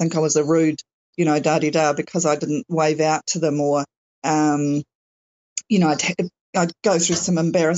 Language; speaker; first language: English; native; English